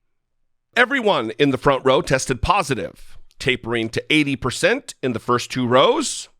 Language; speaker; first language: English; native; English